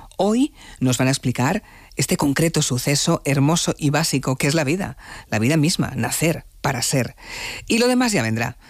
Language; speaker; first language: Spanish; native; Spanish